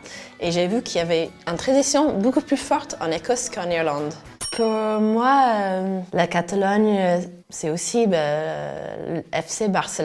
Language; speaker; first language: French; non-native, fluent; English